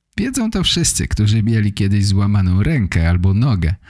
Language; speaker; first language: Polish; native; Polish